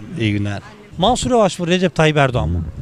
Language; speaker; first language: Turkish; native; Turkish